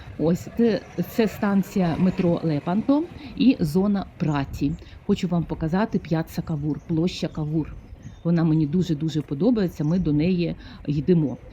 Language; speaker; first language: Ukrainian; native; Ukrainian